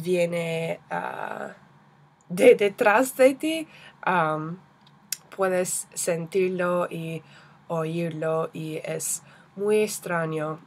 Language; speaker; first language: Spanish; non-native, learner; English